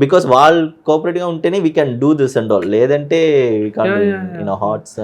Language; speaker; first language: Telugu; early bilingual, heritage; Telugu